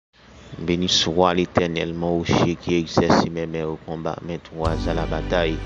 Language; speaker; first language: French; non-native, local second language; Haitian Creole